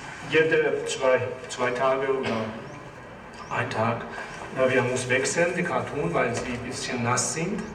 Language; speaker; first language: German; non-native, learner; Persian